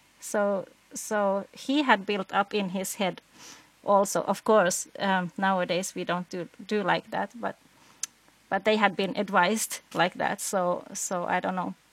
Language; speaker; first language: English; non-native, fluent; Swedish